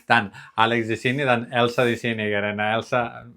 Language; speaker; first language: Indonesian; non-native, learner; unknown